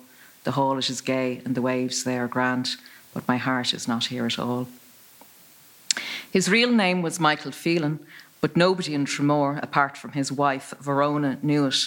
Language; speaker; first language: English; native; English